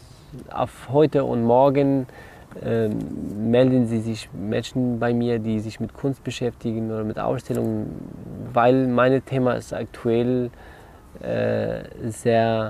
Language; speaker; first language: German; non-native, learner; Kurdish